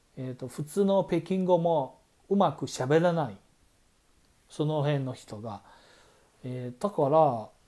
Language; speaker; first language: Japanese; non-native, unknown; Chinese